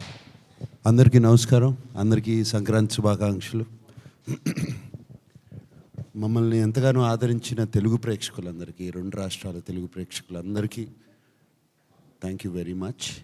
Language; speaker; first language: Telugu; native; Telugu